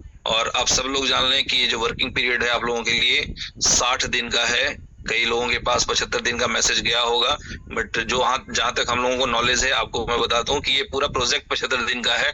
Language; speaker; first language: Hindi; native; Hindi